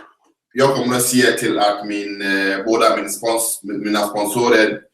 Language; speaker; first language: Swedish; non-native, fluent; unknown